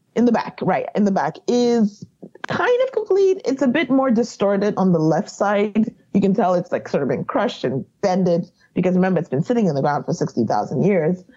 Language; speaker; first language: English; non-native, local second language; Yoruba